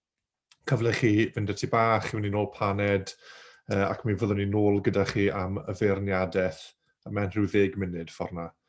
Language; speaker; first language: Welsh; native; Welsh